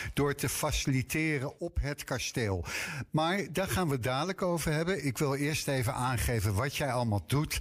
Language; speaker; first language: Dutch; native; Dutch